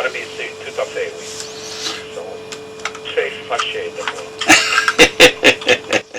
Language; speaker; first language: French; non-native, learner; English